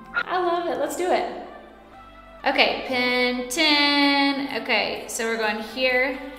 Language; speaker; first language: English; native; English